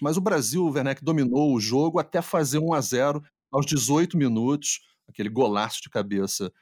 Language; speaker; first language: Portuguese; native; Portuguese